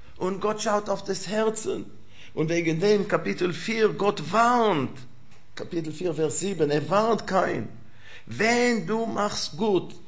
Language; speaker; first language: German; non-native, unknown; Hebrew